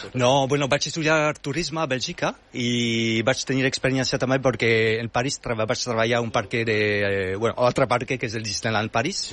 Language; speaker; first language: Catalan; non-native, fluent; French